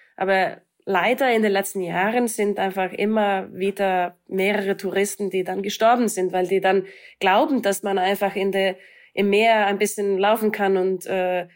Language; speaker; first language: German; non-native, fluent; Icelandic